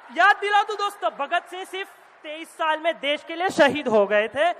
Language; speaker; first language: Hindi; non-native, local second language; Gujarati